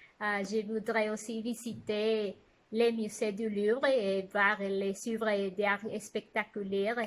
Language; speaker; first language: French; non-native, fluent; Spanish